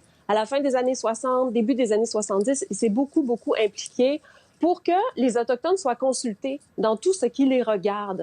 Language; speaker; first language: French; native; French